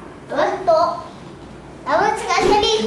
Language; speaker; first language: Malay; non-native, local second language; English